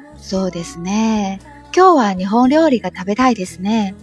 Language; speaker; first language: Japanese; non-native, learner; Chinese